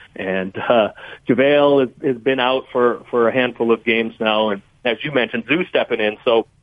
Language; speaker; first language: English; native; English